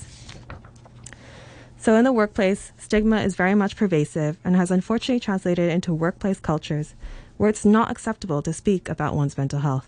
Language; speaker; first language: English; non-native, local second language; Cantonese